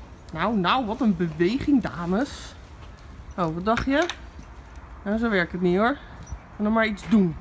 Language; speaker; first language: Dutch; native; Dutch